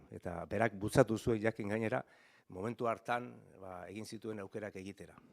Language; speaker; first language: Basque; native; Basque